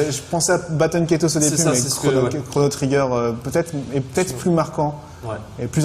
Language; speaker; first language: French; native; French